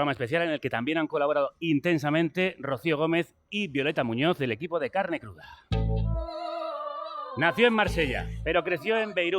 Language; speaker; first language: Spanish; native; Spanish